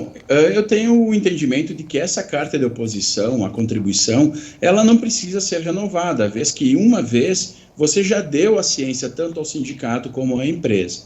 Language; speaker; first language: Portuguese; native; Portuguese